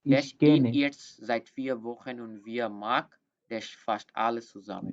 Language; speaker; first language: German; non-native, fluent; Bangla